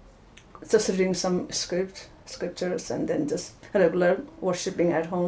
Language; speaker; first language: English; non-native, local second language; Nepali